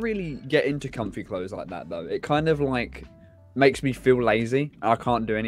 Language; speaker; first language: English; native; English